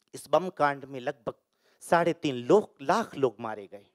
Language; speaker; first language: Hindi; native; Hindi